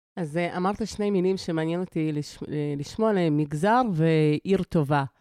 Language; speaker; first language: Hebrew; non-native, fluent; Russian